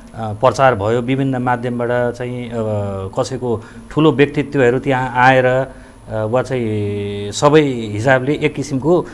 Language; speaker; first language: Nepali; native; Nepali